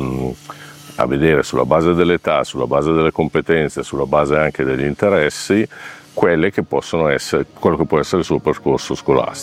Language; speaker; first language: Italian; native; Italian